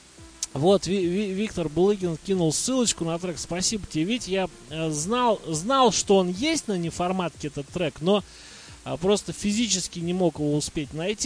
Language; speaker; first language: Russian; native; Russian